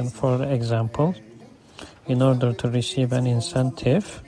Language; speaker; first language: English; non-native, fluent; Turkish